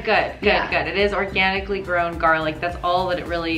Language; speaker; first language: English; native; English